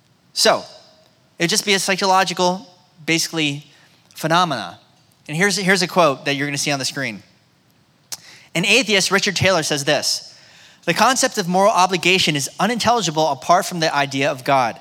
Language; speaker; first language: English; native; English